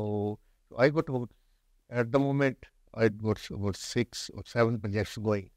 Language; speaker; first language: English; non-native, local second language; Punjabi